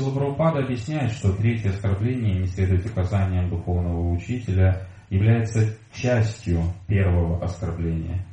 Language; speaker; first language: Russian; native; Russian